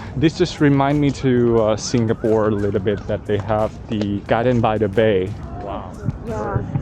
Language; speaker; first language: English; non-native, fluent; Thai